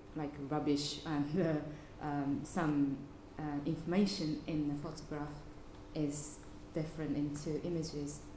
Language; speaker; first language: English; non-native, fluent; Japanese